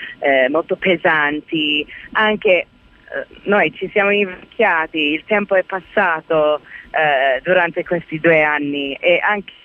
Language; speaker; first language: Italian; early bilingual, heritage; Italian